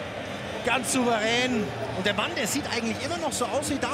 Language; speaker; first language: German; native; German